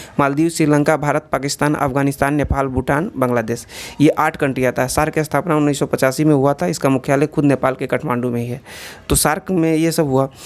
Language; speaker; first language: Hindi; native; Hindi